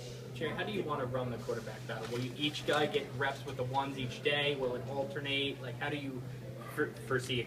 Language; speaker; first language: English; native; English